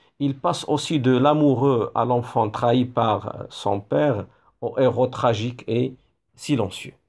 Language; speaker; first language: French; non-native, local second language; Arabic